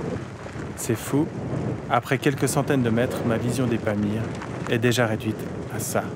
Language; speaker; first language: French; native; French